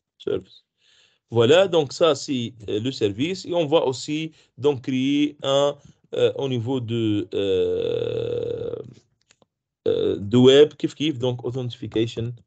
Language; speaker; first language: French; non-native, local second language; Arabic